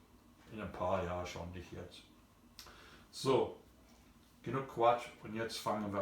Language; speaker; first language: German; non-native, fluent; English